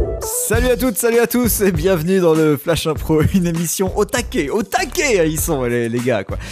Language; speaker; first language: French; native; French